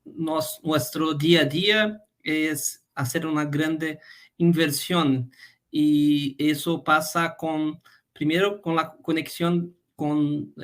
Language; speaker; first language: Spanish; non-native, fluent; Portuguese